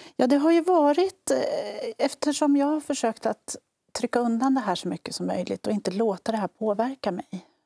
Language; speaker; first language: Swedish; native; Swedish